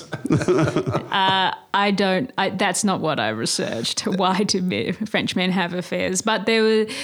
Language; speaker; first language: English; native; English